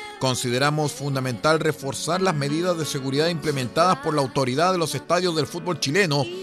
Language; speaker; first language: Spanish; native; Spanish